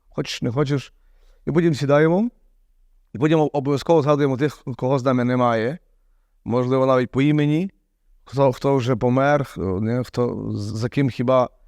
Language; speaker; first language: Ukrainian; native; Ukrainian